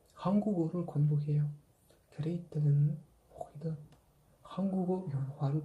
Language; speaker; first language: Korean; non-native, fluent; Kazakh